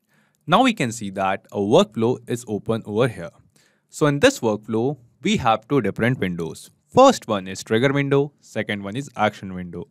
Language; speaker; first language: English; non-native, local second language; Hindi